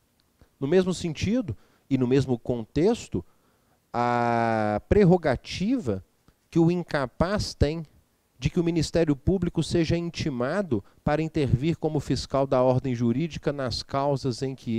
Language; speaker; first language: Portuguese; native; Portuguese